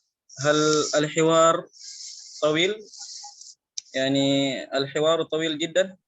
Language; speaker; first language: Arabic; non-native, fluent; Indonesian